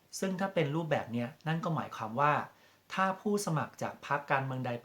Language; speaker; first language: Thai; native; Thai